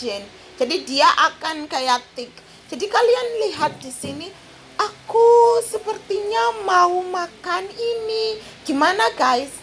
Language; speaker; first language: Indonesian; non-native, fluent; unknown